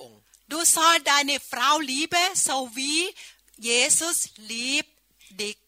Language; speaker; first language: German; non-native, learner; Thai